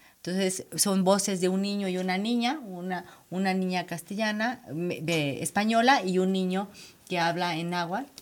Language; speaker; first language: Spanish; native; Spanish